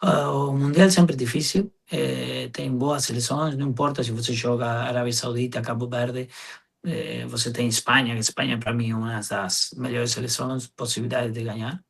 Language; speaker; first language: Portuguese; non-native, fluent; Spanish